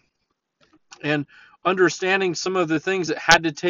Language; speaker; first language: English; native; English